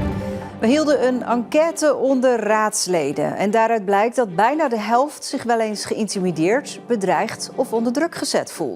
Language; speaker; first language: Dutch; native; Dutch